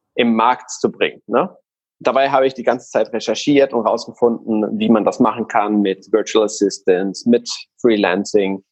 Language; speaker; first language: German; non-native, fluent; Spanish